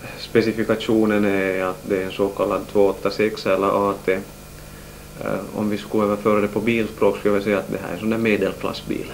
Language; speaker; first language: Swedish; native; Swedish